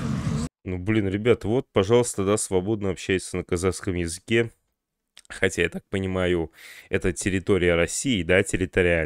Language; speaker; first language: Russian; native; Russian